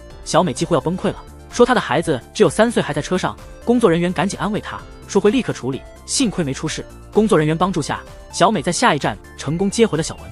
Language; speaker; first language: Chinese; native; Chinese